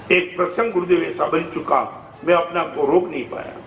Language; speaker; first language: Hindi; non-native, local second language; Gujarati